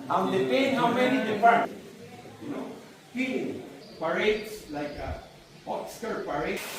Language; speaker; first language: English; non-native, learner; Spanish